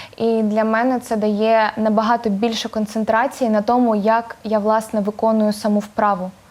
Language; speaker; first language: Ukrainian; native; Ukrainian